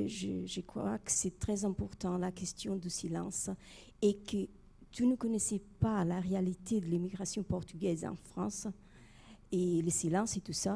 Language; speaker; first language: French; non-native, fluent; Portuguese